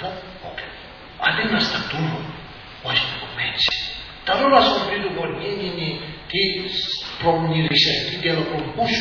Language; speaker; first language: Russian; non-native, learner; Tibetan